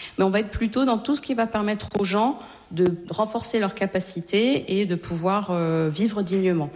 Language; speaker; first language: French; native; French